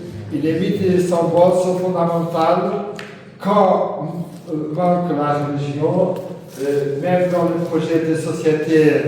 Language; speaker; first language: French; non-native, fluent; Portuguese